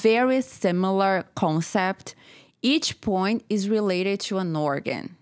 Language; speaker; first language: English; non-native, fluent; Portuguese